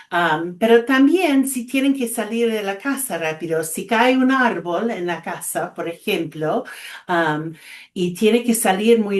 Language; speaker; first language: Spanish; non-native, fluent; English